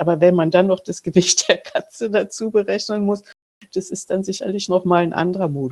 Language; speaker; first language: German; native; German